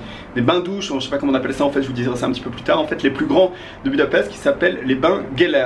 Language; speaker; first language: French; native; French